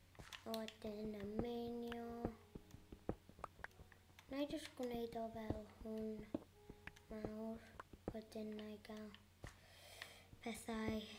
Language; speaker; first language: Welsh; non-native, local second language; English